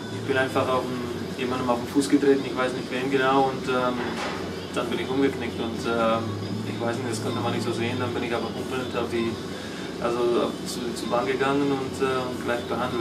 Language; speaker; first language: German; non-native, fluent; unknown